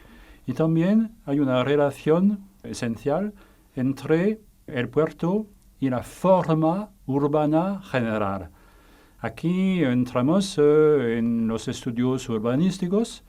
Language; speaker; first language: Spanish; non-native, fluent; French